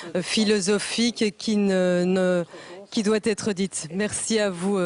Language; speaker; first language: French; native; French